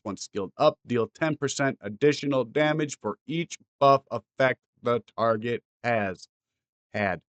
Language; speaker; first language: English; native; English